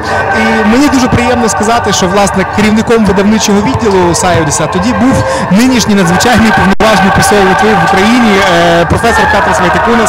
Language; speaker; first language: Ukrainian; native; Ukrainian